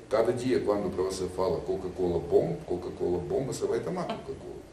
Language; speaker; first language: Portuguese; non-native, learner; Russian